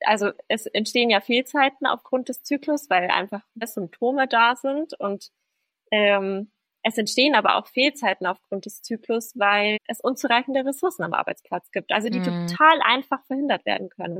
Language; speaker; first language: German; native; German